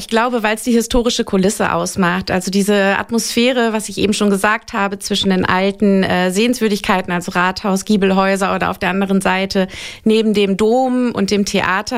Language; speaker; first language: German; native; German